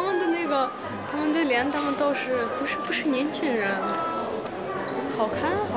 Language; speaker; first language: Chinese; non-native, learner; Ukrainian